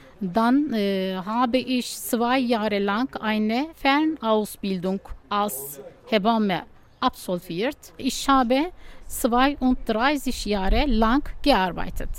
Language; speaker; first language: German; non-native, learner; Turkish